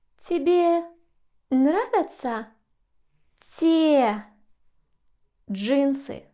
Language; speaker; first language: Russian; non-native, fluent; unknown